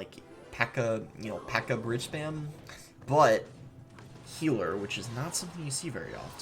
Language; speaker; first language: English; native; English